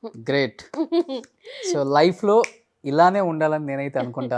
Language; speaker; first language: Telugu; native; Telugu